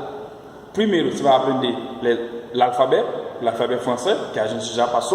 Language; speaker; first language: Portuguese; non-native, fluent; French